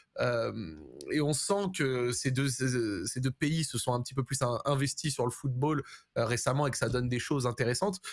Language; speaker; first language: French; native; French